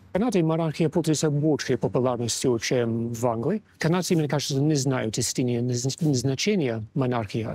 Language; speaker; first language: Russian; non-native, fluent; English